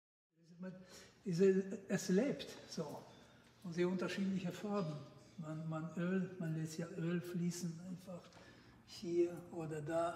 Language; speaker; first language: German; non-native, fluent; Russian